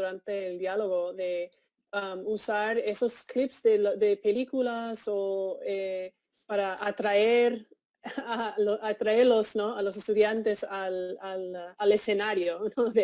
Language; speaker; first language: Spanish; non-native, fluent; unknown